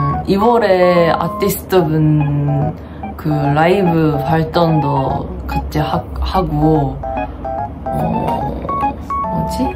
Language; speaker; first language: Korean; non-native, fluent; Japanese